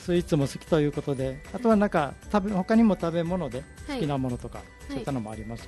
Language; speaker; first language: Japanese; native; Japanese